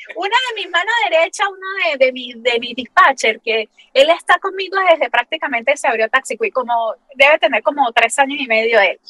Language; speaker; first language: Spanish; native; Spanish